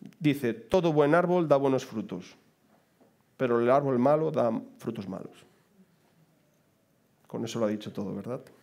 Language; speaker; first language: Spanish; native; Spanish